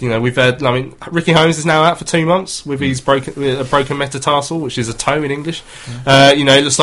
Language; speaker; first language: English; native; English